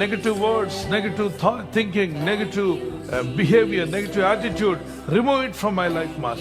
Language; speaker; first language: English; non-native, local second language; Telugu